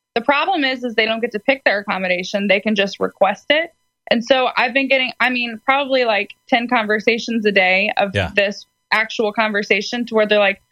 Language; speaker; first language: English; native; English